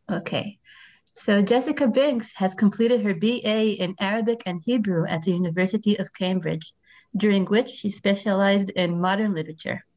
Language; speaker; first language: English; non-native, fluent; Hebrew